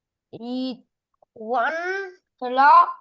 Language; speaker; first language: English; non-native, learner; Vietnamese